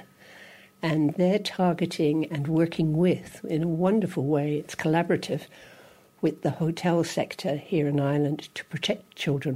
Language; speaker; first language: English; native; English